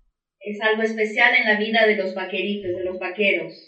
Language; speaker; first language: Spanish; native; Spanish